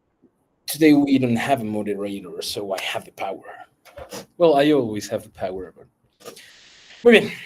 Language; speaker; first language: English; non-native, fluent; Spanish